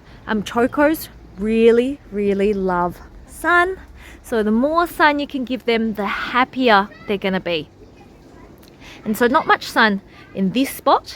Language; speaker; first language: English; native; English